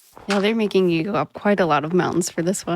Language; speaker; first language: English; native; English